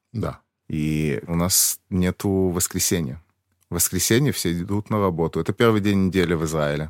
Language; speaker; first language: Russian; early bilingual, heritage; Russian